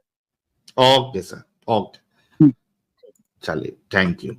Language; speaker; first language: Hindi; native; Hindi